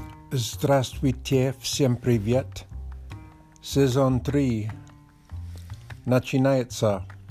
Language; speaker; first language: Russian; non-native, learner; English